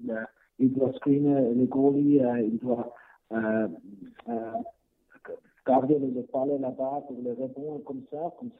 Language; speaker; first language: French; non-native, learner; Swiss German